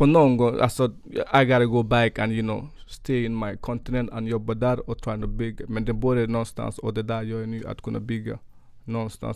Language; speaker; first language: Swedish; non-native, fluent; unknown